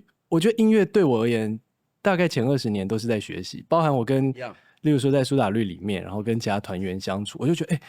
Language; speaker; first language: Chinese; native; Chinese